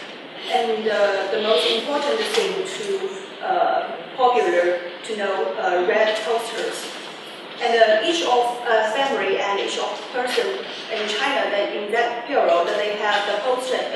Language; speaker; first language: English; non-native, learner; Chinese